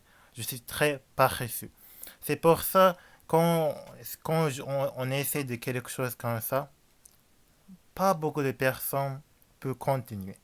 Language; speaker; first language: French; non-native, learner; Japanese